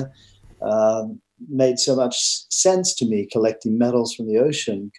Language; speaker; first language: English; native; English